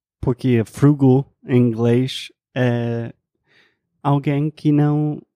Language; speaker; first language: Portuguese; non-native, fluent; English